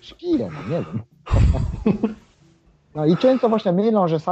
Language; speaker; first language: Polish; non-native, fluent; Japanese